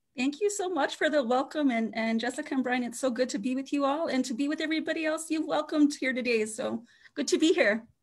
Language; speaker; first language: English; native; English